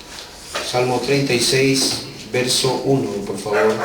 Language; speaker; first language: Spanish; native; Spanish